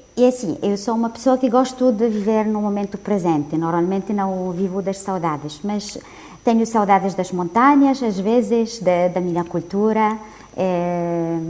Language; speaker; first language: Portuguese; non-native, fluent; Arabic